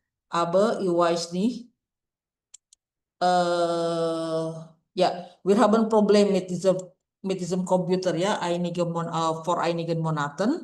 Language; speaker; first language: German; non-native, fluent; Indonesian